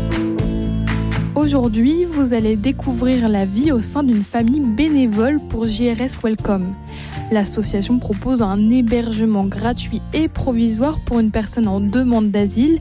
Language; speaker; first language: French; native; French